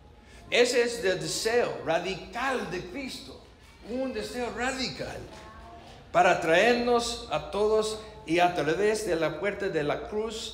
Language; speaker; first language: Spanish; non-native, learner; English